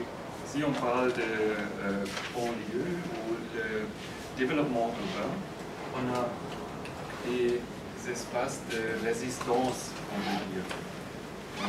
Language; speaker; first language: French; non-native, fluent; German